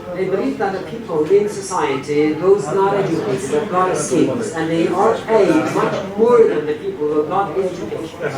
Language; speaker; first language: English; non-native, fluent; Persian